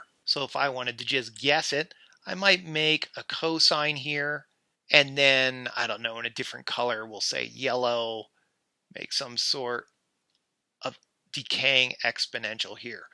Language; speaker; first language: English; native; English